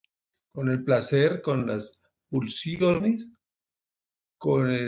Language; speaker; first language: Spanish; native; Spanish